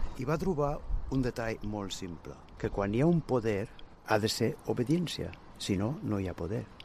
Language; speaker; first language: Catalan; non-native, fluent; German